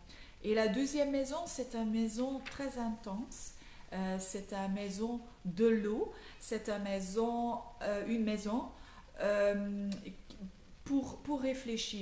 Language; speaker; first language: French; non-native, local second language; Dutch